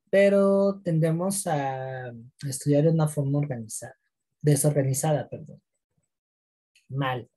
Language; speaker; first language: Spanish; native; Spanish